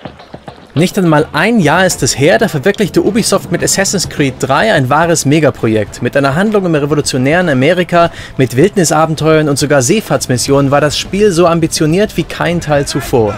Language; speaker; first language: German; native; German